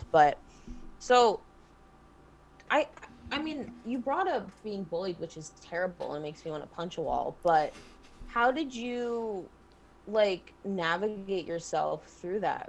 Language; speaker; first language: English; native; English